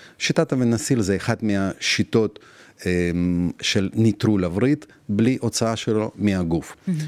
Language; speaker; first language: Hebrew; non-native, fluent; Russian